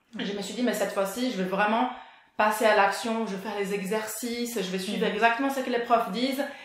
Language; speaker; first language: French; non-native, fluent; Portuguese